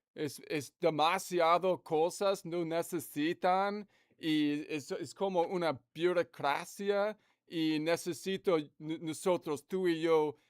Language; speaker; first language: Spanish; non-native, learner; English